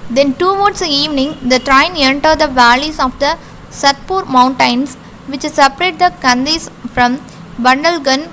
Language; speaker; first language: English; non-native, local second language; Tamil